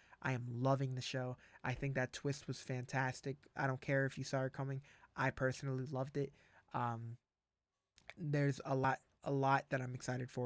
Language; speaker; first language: English; native; English